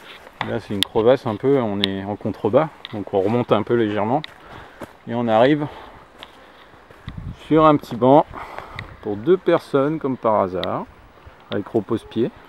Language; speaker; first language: French; native; French